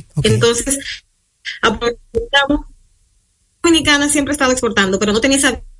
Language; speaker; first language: Spanish; native; Spanish